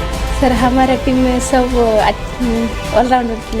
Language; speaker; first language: Hindi; non-native, local second language; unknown